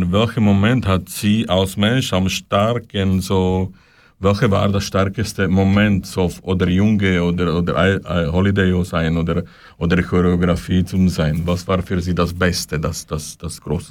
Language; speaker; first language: German; non-native, learner; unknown